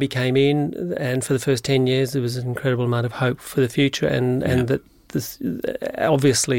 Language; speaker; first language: English; native; English